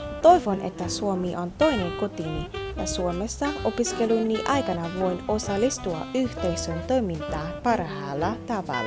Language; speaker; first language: Finnish; non-native, learner; Vietnamese